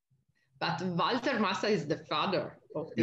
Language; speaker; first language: English; non-native, learner; Italian